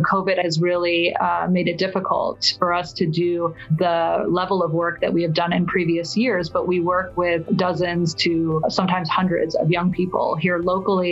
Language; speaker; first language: English; early bilingual, other home language; Persian